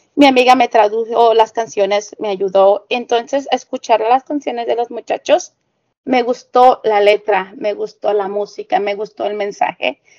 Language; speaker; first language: Spanish; native; Spanish